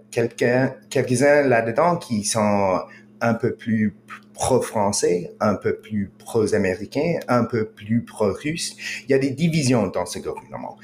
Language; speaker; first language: French; non-native, fluent; English